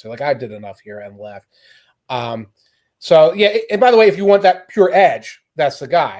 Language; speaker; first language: English; native; English